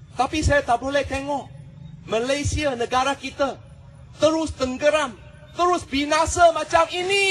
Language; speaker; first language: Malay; non-native, local second language; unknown